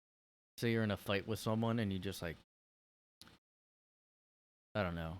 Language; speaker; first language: English; native; English